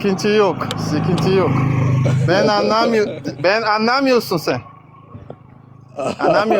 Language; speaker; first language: Turkish; non-native, learner; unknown